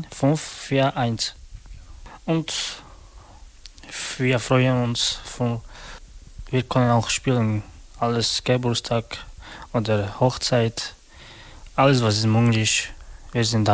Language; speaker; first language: German; non-native, learner; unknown